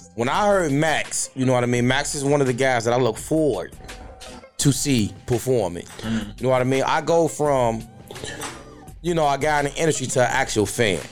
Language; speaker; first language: English; native; English